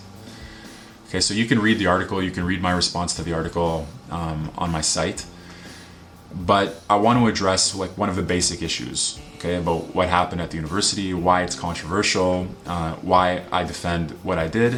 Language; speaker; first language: English; native; English